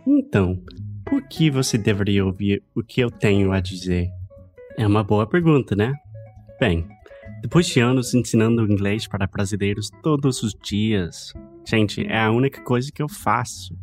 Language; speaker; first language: Portuguese; non-native, fluent; English